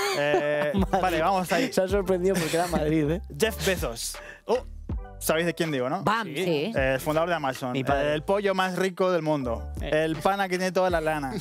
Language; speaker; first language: Spanish; native; Spanish